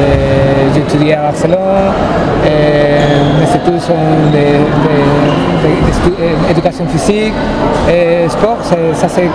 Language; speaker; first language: French; non-native, fluent; Spanish